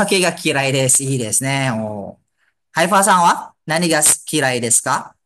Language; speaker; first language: Japanese; non-native, fluent; Malay